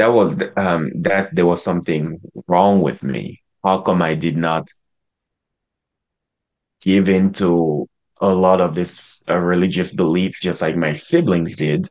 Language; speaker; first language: English; non-native, local second language; French